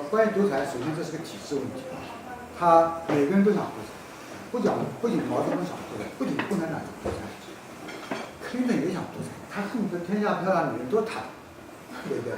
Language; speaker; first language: Chinese; native; Chinese